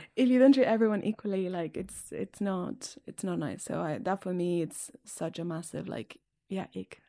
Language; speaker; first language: English; non-native, fluent; Spanish